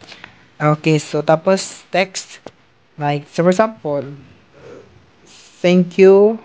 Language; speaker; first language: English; non-native, local second language; Filipino